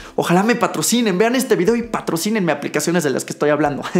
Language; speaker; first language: Spanish; native; Spanish